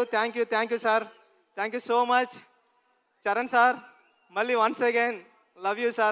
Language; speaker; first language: Telugu; native; Telugu